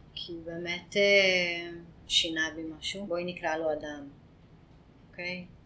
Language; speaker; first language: Hebrew; non-native, fluent; Hungarian